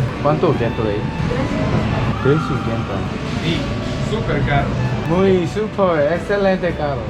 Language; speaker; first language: Spanish; non-native, learner; Korean